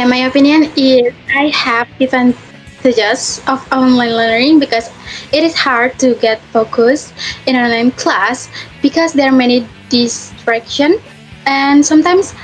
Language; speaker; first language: English; non-native, learner; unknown